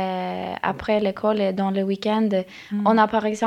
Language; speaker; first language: French; non-native, learner; Norwegian